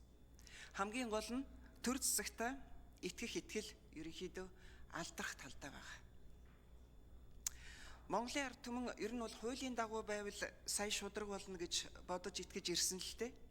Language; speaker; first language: Mongolian; native; Mongolian